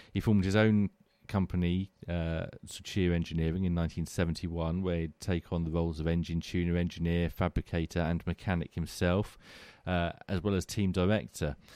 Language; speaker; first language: English; native; English